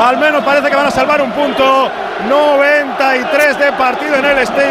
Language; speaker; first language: Spanish; native; Spanish